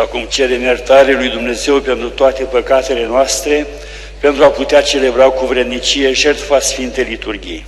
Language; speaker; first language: Romanian; native; Romanian